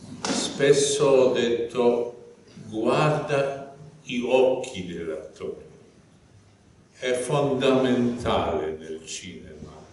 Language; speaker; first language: Italian; non-native, fluent; Polish